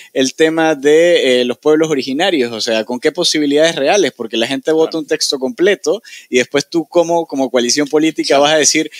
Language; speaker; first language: Spanish; native; Spanish